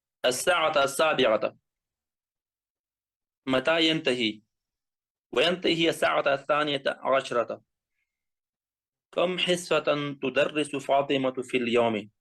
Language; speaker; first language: Arabic; non-native, learner; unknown